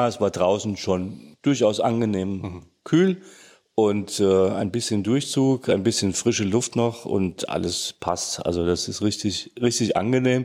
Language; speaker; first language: German; native; German